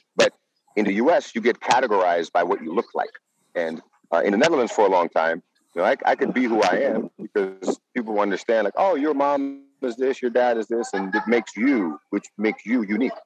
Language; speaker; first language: English; non-native, fluent; Dutch